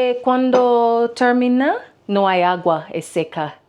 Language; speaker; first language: Spanish; non-native, learner; English